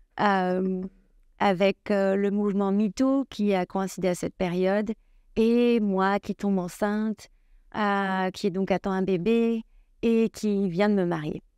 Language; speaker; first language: French; native; French